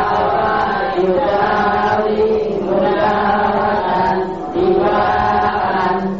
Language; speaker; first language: Arabic; non-native, learner; Indonesian